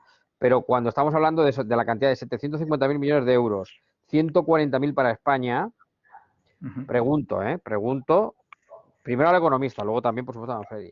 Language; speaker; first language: Spanish; native; Spanish